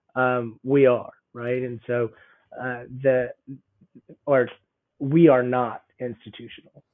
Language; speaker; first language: English; native; English